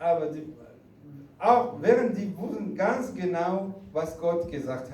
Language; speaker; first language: German; non-native, fluent; Rundi